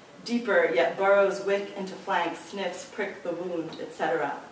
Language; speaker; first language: English; native; English